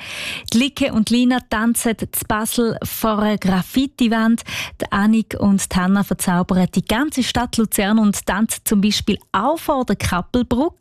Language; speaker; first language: German; native; German